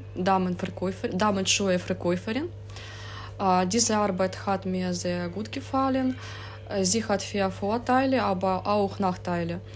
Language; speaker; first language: German; non-native, learner; Ukrainian